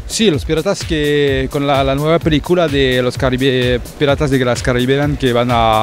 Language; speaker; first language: Spanish; non-native, fluent; French